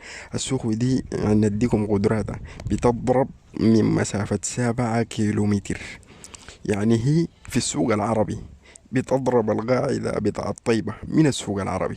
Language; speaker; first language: Arabic; native; Arabic